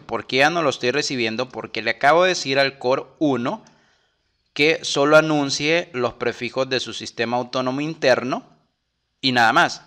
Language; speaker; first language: Spanish; native; Spanish